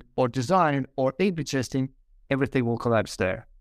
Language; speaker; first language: English; non-native, fluent; Ukrainian